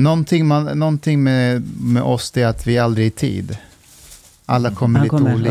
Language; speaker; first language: Swedish; early bilingual, other home language; Persian